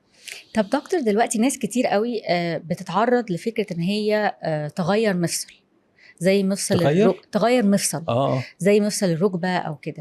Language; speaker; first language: Arabic; native; Arabic